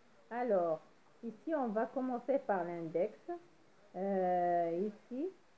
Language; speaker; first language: French; non-native, local second language; Arabic